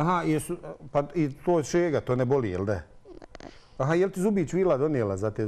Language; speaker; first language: Bosnian; native; Bosnian